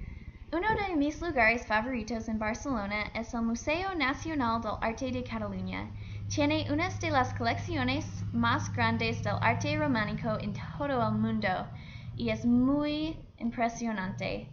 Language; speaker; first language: Spanish; non-native, learner; English